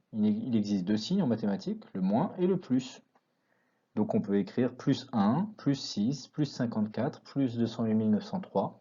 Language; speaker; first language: French; native; French